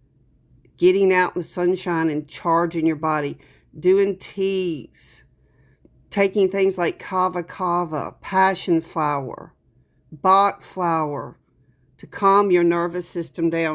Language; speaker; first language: English; native; English